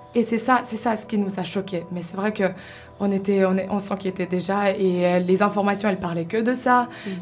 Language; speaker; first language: French; non-native, fluent; Ukrainian